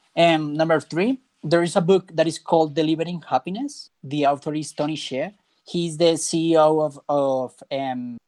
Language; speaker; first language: English; non-native, fluent; Spanish